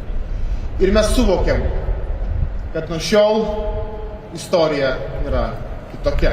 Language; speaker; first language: Lithuanian; native; Lithuanian